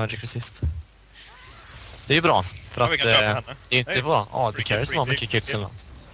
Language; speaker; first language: Swedish; native; Swedish